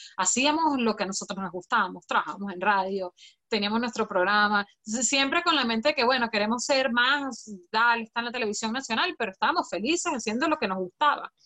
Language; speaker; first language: Spanish; native; Spanish